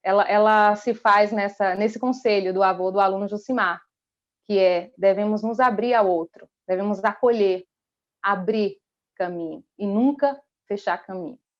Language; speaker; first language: Portuguese; native; Portuguese